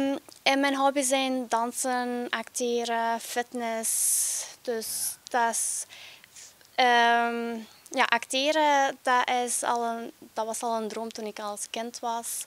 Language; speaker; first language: Dutch; early bilingual, other home language; Albanian